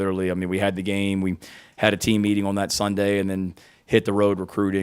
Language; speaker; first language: English; native; English